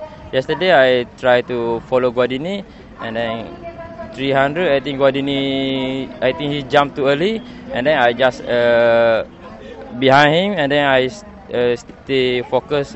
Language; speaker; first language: English; non-native, learner; Malay